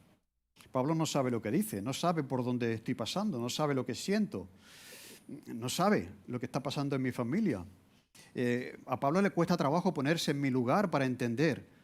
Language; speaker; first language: Spanish; native; Spanish